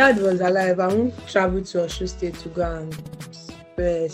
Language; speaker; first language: English; non-native, local second language; Yoruba